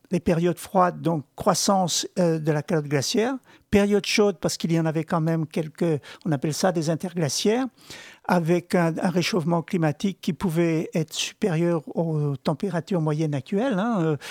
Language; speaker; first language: French; non-native, local second language; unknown